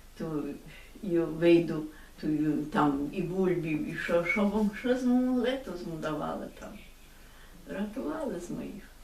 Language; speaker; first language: Ukrainian; native; Ukrainian